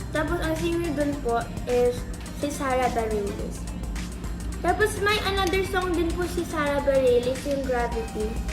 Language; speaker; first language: Filipino; non-native, local second language; Cebuano